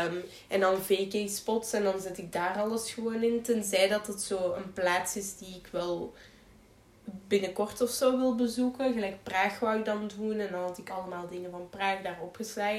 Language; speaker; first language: Dutch; native; Dutch